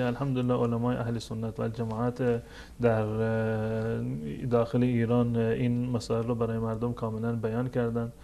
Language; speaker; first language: Persian; native; Persian